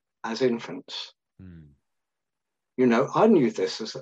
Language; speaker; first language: English; native; English